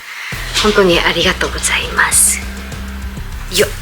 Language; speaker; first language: Japanese; non-native, learner; Korean